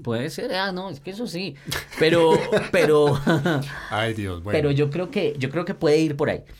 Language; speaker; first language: Spanish; native; Spanish